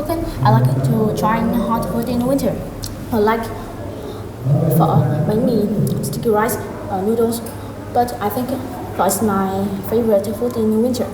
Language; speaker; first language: English; non-native, learner; Vietnamese